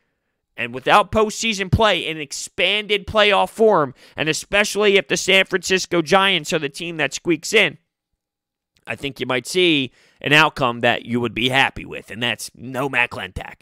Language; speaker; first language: English; native; English